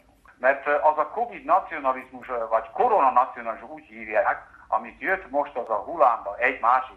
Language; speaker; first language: Hungarian; early bilingual, heritage; Hungarian